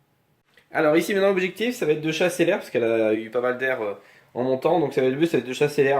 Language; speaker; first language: French; native; French